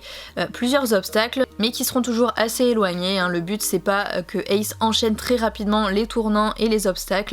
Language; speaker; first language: French; native; French